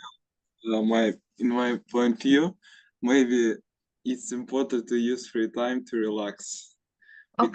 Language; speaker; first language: English; non-native, learner; Russian